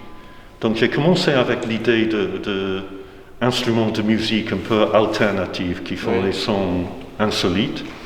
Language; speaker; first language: French; non-native, fluent; English